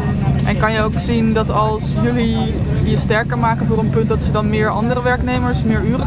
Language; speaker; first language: Dutch; native; Dutch